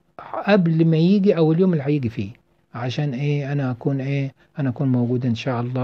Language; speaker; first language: Arabic; native; Arabic